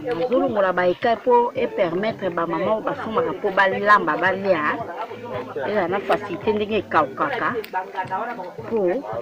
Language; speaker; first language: Lingala; native; Lingala